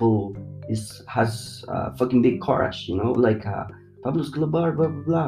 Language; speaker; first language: English; non-native, learner; Spanish